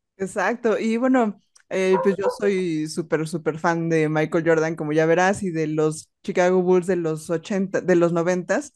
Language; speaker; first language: Spanish; native; Spanish